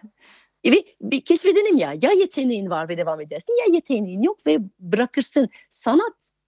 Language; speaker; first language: Turkish; non-native, fluent; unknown